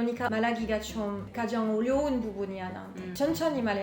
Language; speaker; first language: Korean; non-native, learner; French